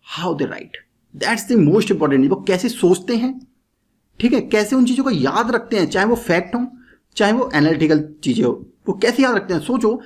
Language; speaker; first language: Hindi; native; Hindi